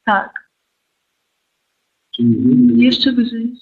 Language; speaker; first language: Polish; non-native, learner; Russian